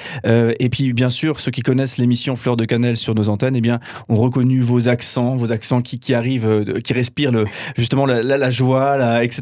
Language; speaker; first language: French; native; French